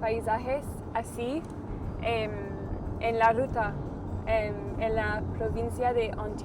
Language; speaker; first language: Spanish; non-native, learner; English